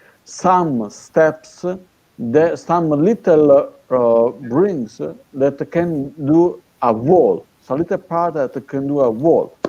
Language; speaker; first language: English; non-native, fluent; Italian